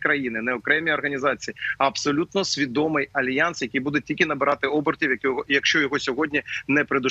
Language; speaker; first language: Ukrainian; native; Ukrainian